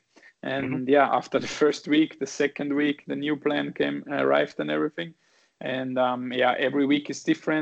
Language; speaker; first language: English; non-native, fluent; German